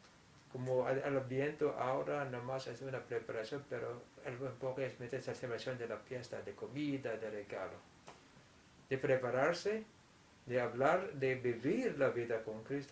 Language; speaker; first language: Spanish; non-native, fluent; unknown